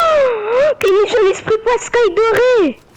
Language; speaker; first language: French; native; French